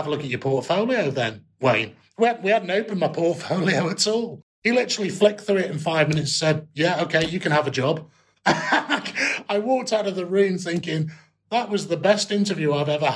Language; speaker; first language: English; native; English